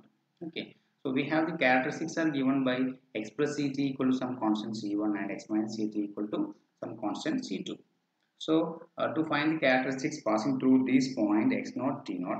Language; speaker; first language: English; non-native, local second language; Malayalam